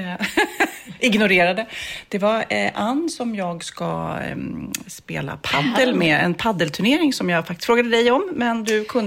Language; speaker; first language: Swedish; native; Swedish